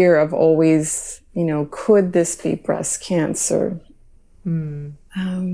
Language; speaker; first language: English; native; English